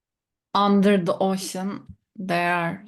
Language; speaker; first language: English; non-native, learner; Turkish